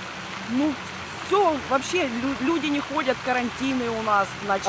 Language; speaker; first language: Russian; native; Russian